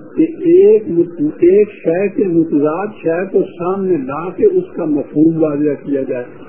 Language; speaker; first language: Urdu; non-native, local second language; Punjabi